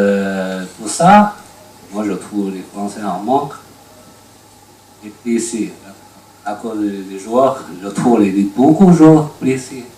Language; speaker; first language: French; non-native, learner; Chinese